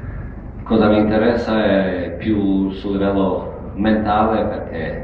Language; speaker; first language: Italian; non-native, fluent; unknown